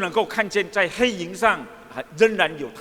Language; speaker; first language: Chinese; early bilingual, heritage; Chinese